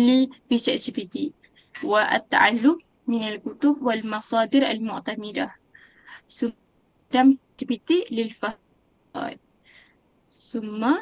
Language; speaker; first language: Arabic; non-native, learner; Malay